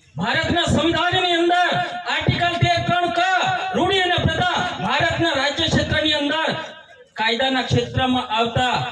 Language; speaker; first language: Gujarati; non-native, local second language; Bhili